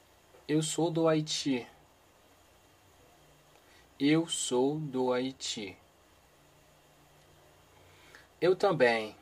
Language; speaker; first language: Portuguese; non-native, learner; Haitian Creole